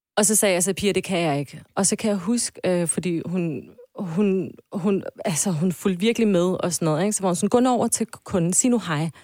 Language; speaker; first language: Danish; early bilingual, other home language; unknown